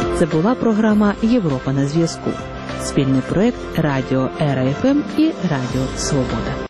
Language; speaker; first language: Ukrainian; native; Ukrainian